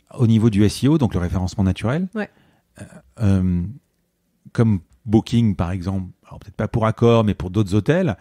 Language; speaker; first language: French; native; French